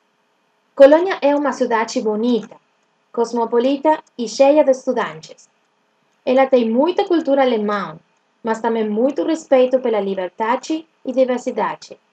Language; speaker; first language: Portuguese; non-native, learner; Spanish